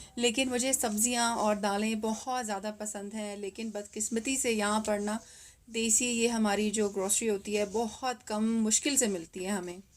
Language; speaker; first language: Urdu; native; Urdu